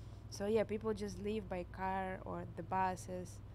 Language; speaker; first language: English; non-native, fluent; Russian